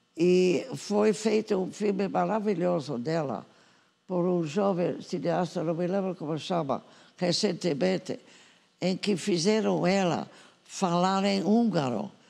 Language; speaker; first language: Portuguese; non-native, fluent; English